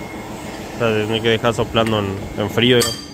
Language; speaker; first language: Spanish; native; Spanish